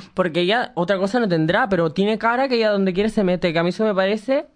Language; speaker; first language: Spanish; native; Spanish